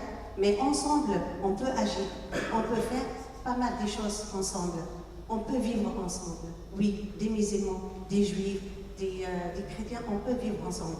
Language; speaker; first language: French; non-native, local second language; Arabic